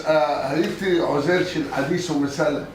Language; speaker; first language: Hebrew; non-native, local second language; Arabic